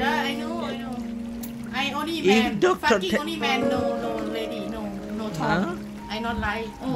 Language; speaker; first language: English; non-native, learner; Thai